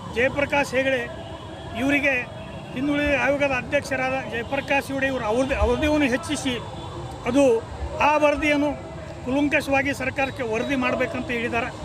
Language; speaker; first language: Kannada; non-native, local second language; Marathi